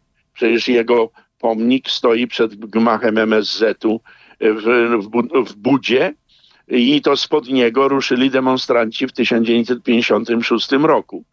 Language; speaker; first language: Polish; native; Polish